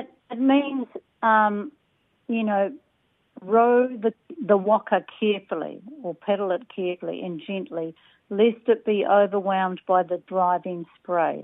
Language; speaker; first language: English; native; English